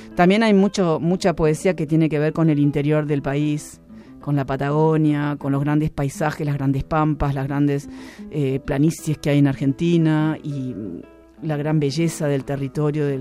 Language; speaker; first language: Spanish; native; Spanish